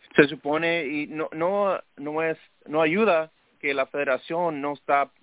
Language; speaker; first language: Spanish; early bilingual, heritage; Spanish